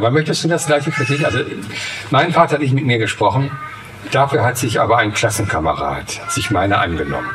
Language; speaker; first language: German; native; German